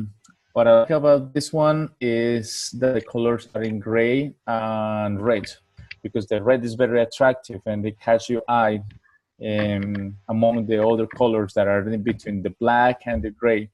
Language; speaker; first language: English; non-native, learner; Spanish